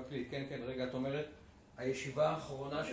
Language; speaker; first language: Hebrew; native; Hebrew